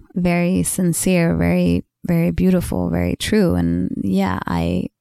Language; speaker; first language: English; non-native, fluent; Swedish